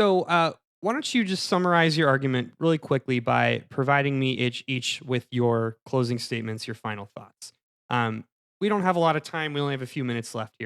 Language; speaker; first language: English; native; English